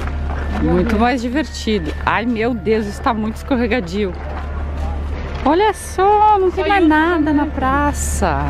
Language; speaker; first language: Portuguese; native; Portuguese